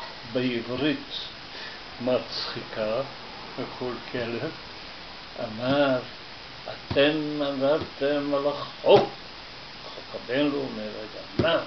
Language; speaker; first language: Hebrew; non-native, fluent; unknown